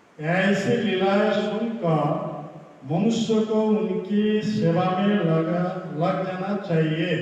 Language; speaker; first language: Hindi; native; Hindi